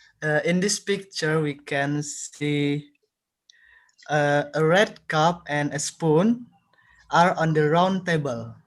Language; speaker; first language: English; non-native, learner; Indonesian